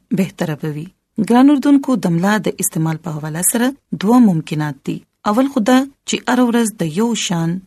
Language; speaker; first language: Pashto; non-native, local second language; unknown